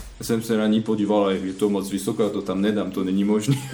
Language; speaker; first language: Czech; non-native, learner; French